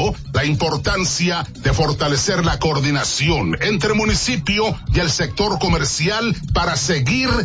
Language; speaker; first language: Spanish; native; Spanish